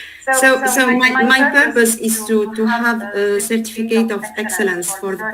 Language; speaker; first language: English; non-native, learner; Arabic